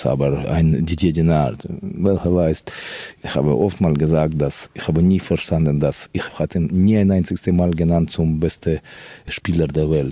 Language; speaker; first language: German; non-native, fluent; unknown